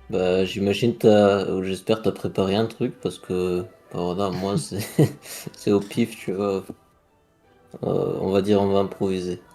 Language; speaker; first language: French; non-native, fluent; German